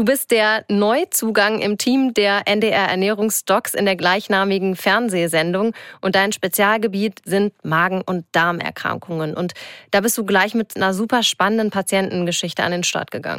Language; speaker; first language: German; native; German